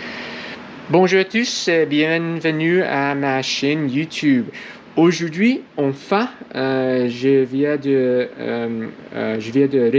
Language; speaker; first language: French; non-native, learner; English